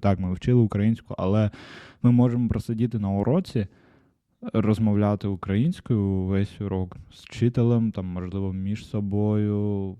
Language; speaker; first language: Ukrainian; non-native, local second language; Russian